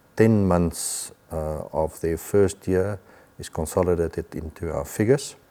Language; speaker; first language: English; non-native, local second language; Afrikaans